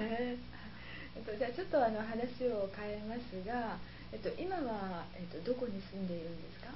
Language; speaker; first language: Japanese; native; Japanese